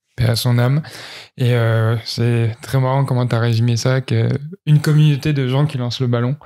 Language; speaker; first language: French; native; French